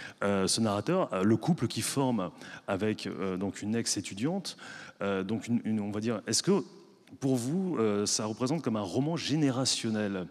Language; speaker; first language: French; native; French